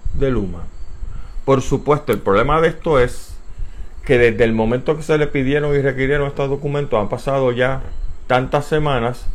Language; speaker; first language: Spanish; native; Spanish